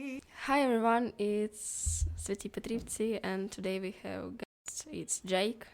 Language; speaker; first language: English; non-native, learner; Ukrainian